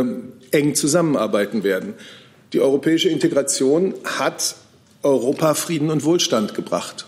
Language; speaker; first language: German; native; German